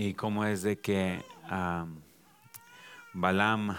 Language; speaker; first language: Spanish; native; Spanish